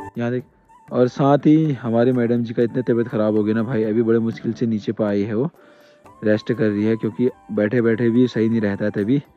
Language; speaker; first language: Hindi; non-native, local second language; Garhwali